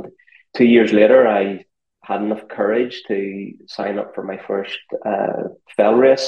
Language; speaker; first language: English; native; English